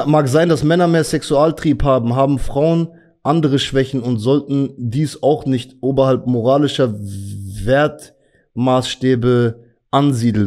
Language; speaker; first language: German; native; German